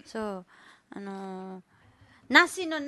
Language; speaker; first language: Japanese; non-native, learner; Nepali